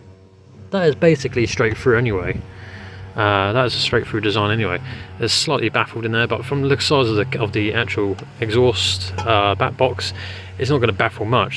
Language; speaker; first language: English; native; English